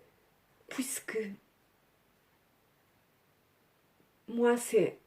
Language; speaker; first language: French; non-native, learner; Portuguese